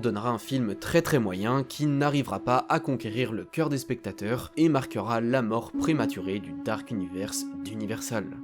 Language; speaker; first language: French; native; French